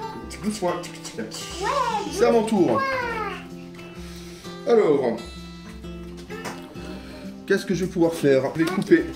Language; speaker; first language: French; native; French